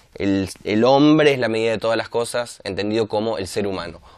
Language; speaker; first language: Spanish; native; Spanish